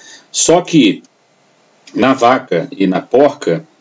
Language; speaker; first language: Portuguese; native; Portuguese